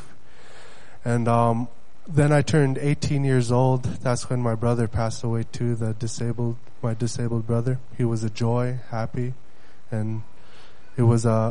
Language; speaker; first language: English; early bilingual, other home language; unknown